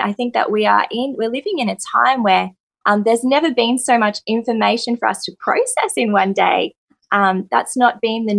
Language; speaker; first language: English; native; English